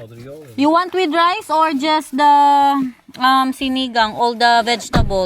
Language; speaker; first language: English; non-native, local second language; Filipino